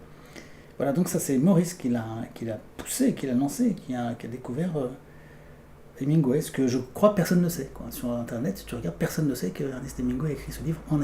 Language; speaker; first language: French; native; French